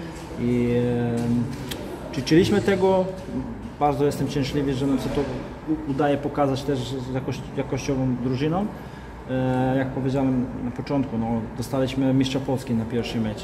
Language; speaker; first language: Polish; non-native, fluent; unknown